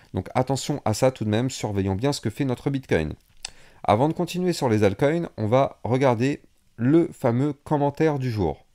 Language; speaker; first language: French; native; French